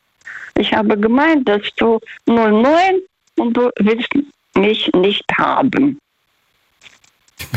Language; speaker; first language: German; early bilingual, heritage; Russian